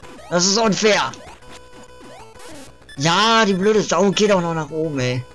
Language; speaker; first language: German; native; German